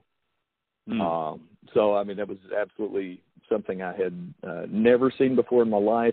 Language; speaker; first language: English; native; English